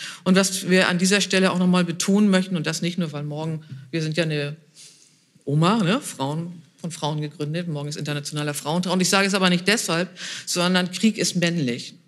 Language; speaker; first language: German; native; German